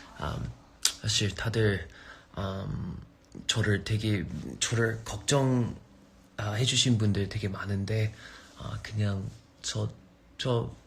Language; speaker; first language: Korean; non-native, fluent; English